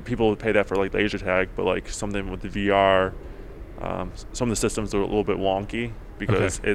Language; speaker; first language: English; early bilingual, other home language; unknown